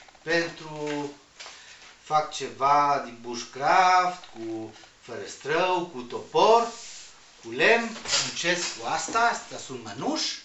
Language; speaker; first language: Romanian; non-native, learner; Spanish